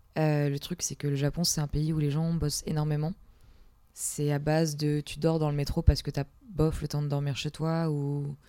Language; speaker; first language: French; native; French